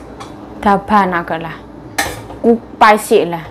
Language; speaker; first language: Chinese; non-native, fluent; Indonesian